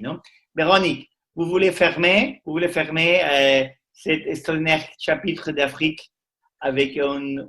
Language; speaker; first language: French; non-native, learner; Spanish